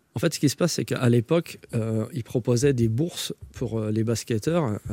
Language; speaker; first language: French; native; French